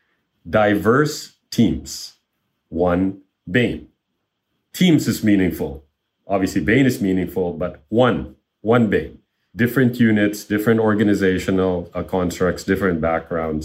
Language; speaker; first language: English; non-native, local second language; Filipino